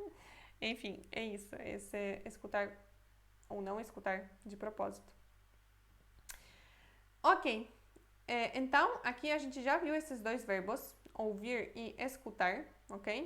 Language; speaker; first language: Portuguese; non-native, fluent; Polish